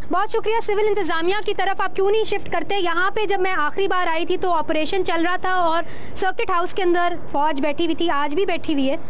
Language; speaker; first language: Urdu; native; Urdu